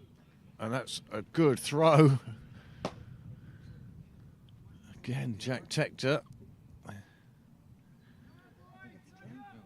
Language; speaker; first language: English; native; English